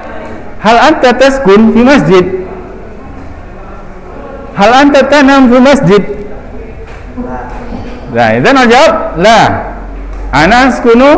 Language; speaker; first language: Arabic; non-native, fluent; Indonesian